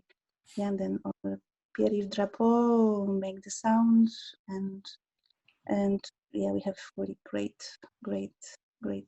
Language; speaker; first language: English; non-native, learner; Polish